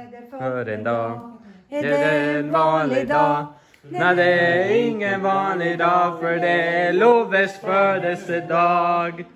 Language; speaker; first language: Swedish; early bilingual, heritage; Swedish